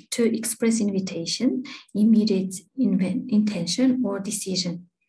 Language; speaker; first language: English; non-native, fluent; Kazakh